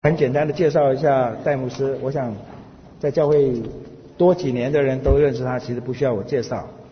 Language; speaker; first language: Chinese; native; Chinese